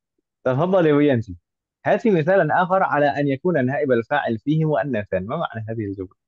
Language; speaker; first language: Arabic; non-native, fluent; Indonesian